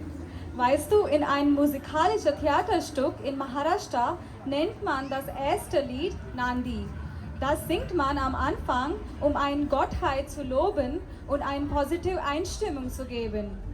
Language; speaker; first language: German; non-native, fluent; Marathi